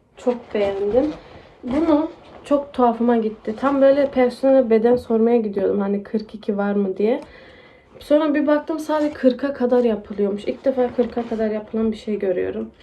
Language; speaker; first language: Turkish; early bilingual, heritage; Turkish